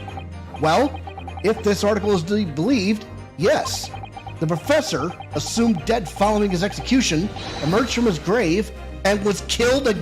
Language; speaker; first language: English; native; English